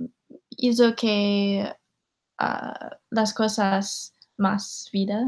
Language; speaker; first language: Spanish; non-native, learner; English